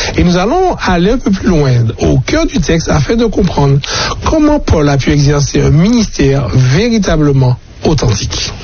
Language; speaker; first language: French; native; French